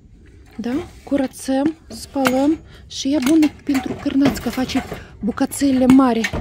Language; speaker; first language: Romanian; non-native, learner; Russian